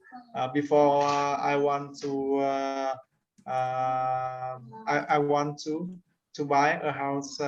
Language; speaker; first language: English; non-native, learner; Vietnamese